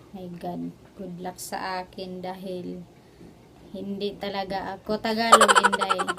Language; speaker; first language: Filipino; non-native, local second language; Cebuano